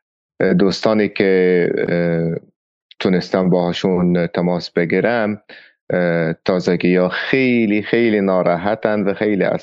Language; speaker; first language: Persian; non-native, fluent; Arabic